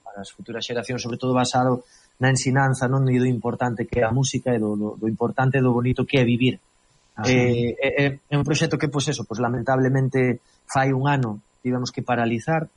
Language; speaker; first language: Galician; native; Galician